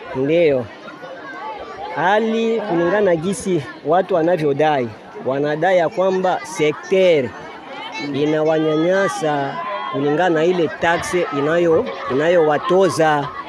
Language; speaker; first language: Swahili; non-native, local second language; Bembe